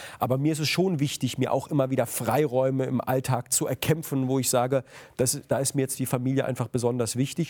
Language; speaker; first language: German; native; German